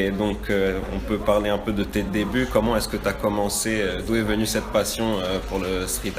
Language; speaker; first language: French; native; French